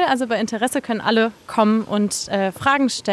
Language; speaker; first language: German; native; German